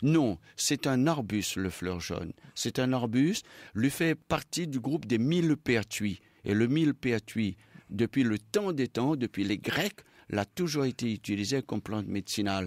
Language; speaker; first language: French; non-native, local second language; Réunion Creole French